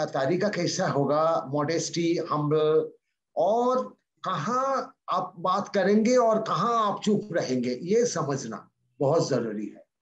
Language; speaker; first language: Hindi; non-native, local second language; Bangla